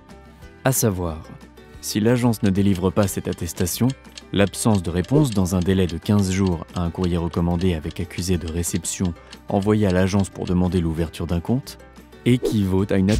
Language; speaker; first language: French; native; French